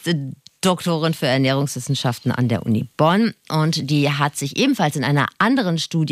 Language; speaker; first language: German; native; German